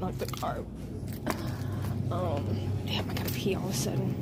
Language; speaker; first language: English; native; English